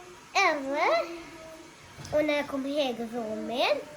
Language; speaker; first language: Albanian; native; Albanian